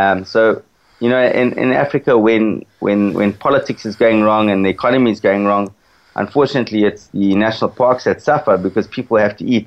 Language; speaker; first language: English; native; English